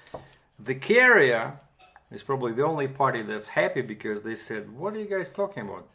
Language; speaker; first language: English; non-native, fluent; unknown